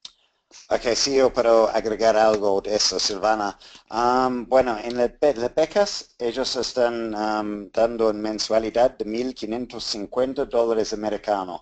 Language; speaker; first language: Spanish; non-native, fluent; English